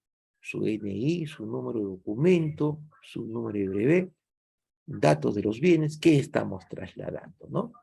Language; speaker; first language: Spanish; native; Spanish